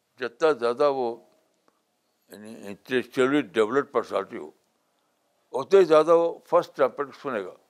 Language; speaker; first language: Urdu; native; Urdu